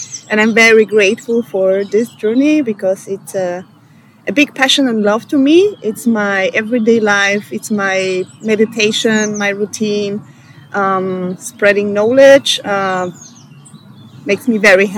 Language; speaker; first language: English; non-native, fluent; Polish